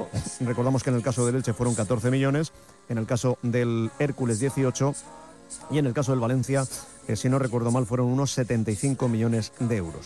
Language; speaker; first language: Spanish; native; Spanish